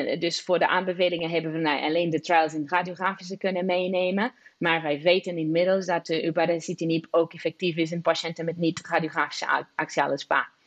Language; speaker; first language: Dutch; non-native, fluent; Portuguese